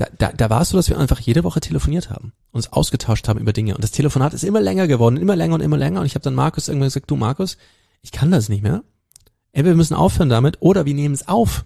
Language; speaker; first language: German; early bilingual, heritage; German